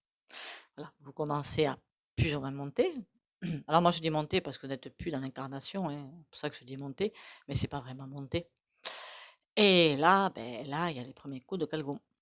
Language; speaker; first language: French; native; French